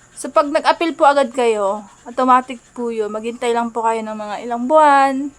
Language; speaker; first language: Filipino; native; Filipino